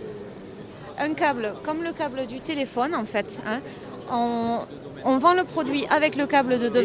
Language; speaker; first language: French; native; French